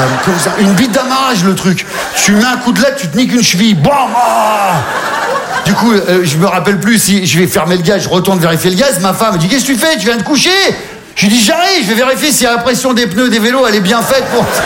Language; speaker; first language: French; native; French